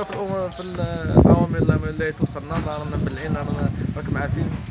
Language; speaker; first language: Arabic; native; Arabic